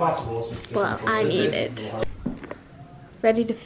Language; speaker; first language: English; native; English